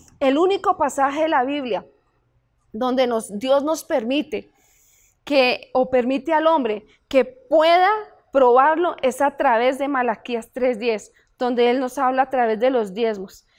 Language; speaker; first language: Spanish; native; Spanish